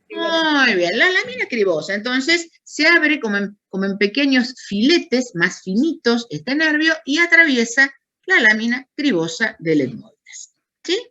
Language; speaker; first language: Spanish; native; Spanish